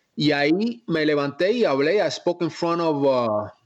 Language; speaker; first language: Spanish; early bilingual, heritage; Spanish